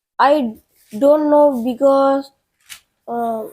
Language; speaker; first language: English; non-native, learner; Odia